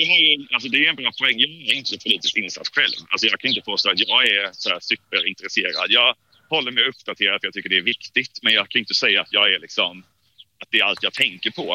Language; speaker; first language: Swedish; native; Swedish